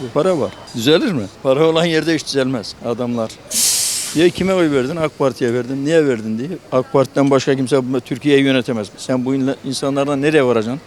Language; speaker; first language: Turkish; native; Turkish